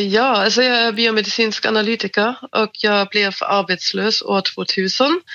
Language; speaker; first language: Swedish; non-native, fluent; German